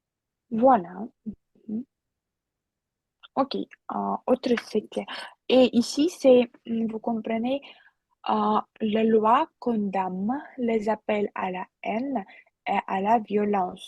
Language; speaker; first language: French; non-native, fluent; Russian